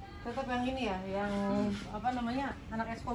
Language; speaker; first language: Indonesian; native; Indonesian